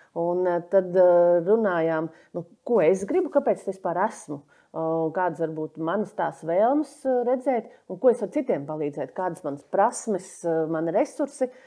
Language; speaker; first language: Latvian; native; Latvian